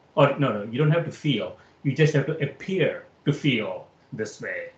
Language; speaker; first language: English; non-native, local second language; Malayalam